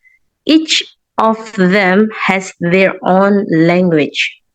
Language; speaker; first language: English; non-native, learner; Indonesian